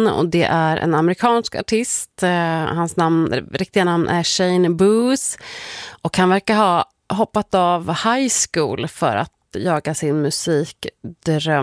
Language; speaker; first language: Swedish; native; Swedish